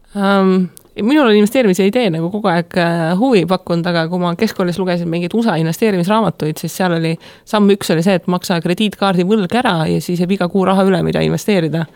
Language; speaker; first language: Estonian; native; Estonian